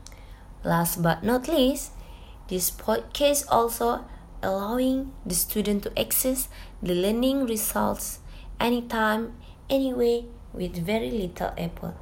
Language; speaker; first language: English; non-native, local second language; Malay